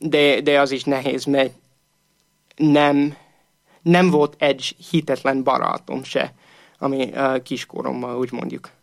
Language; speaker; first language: Hungarian; non-native, fluent; English